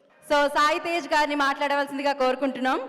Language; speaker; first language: Telugu; native; Telugu